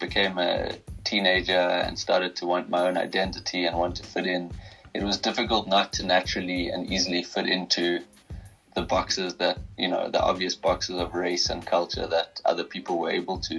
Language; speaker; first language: English; native; English